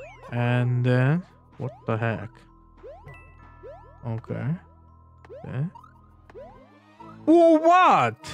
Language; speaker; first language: English; non-native, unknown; Japanese